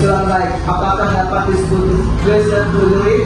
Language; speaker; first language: Indonesian; native; Indonesian